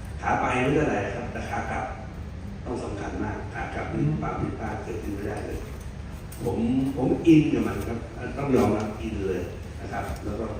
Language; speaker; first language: Thai; native; Thai